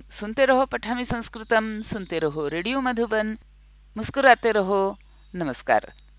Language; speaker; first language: Hindi; non-native, local second language; Marathi